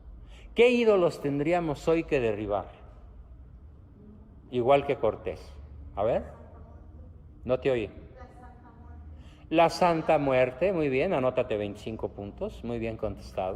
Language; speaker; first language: Spanish; native; Spanish